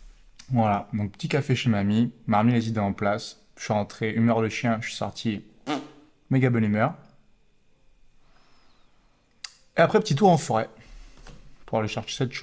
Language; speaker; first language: French; native; French